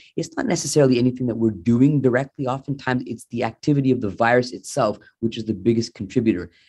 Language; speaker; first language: English; native; English